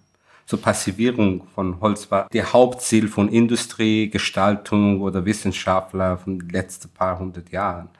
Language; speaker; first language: German; non-native, fluent; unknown